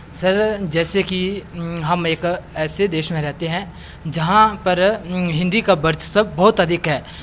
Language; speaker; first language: Hindi; native; Hindi